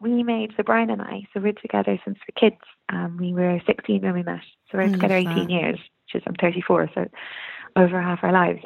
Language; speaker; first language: English; native; English